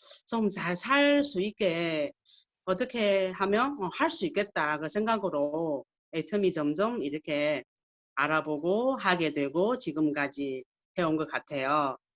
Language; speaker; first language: Korean; non-native, learner; Chinese